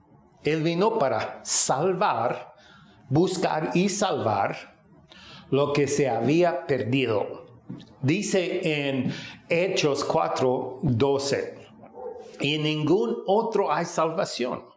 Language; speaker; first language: Spanish; non-native, fluent; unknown